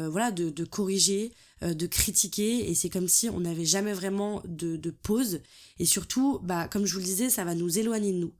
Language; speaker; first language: French; native; French